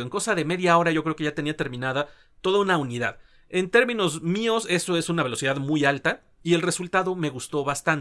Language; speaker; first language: Spanish; native; Spanish